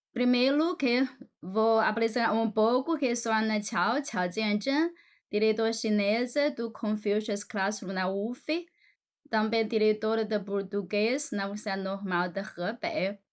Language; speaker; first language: Portuguese; non-native, fluent; Chinese